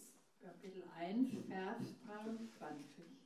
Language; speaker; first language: German; non-native, fluent; English